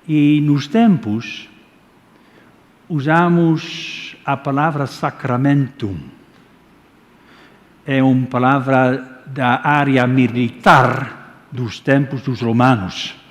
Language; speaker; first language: Portuguese; non-native, fluent; Dutch